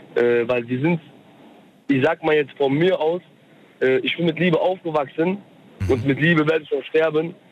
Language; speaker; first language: German; early bilingual, other home language; Turkish